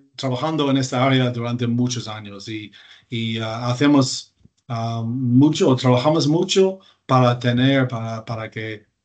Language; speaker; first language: Spanish; non-native, fluent; English